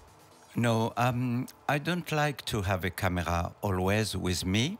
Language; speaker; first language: English; non-native, learner; French